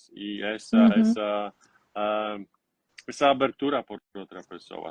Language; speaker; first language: Portuguese; non-native, learner; Polish